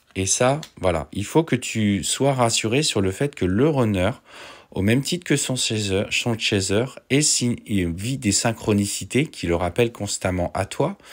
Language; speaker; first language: French; native; French